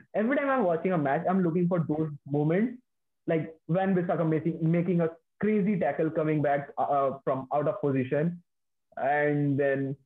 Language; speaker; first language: English; non-native, local second language; Hindi